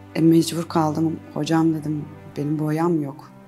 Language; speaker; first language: Turkish; native; Turkish